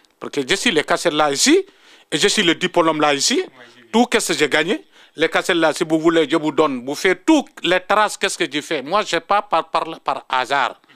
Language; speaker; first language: French; non-native, local second language; Fula